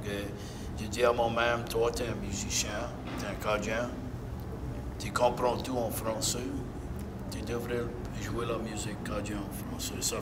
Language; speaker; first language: French; non-native, local second language; English